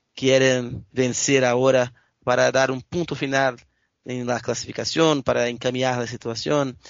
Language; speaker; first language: Spanish; non-native, learner; Portuguese